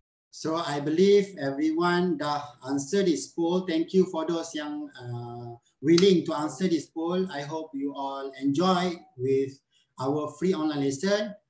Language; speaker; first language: English; non-native, local second language; Malay